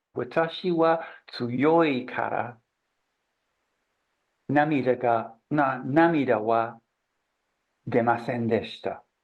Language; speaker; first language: Japanese; non-native, learner; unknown